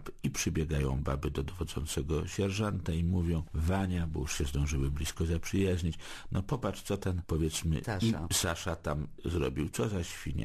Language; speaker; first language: Polish; native; Polish